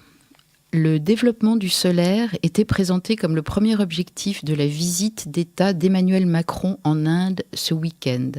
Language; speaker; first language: French; native; French